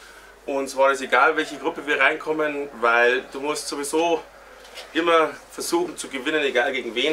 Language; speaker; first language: German; native; German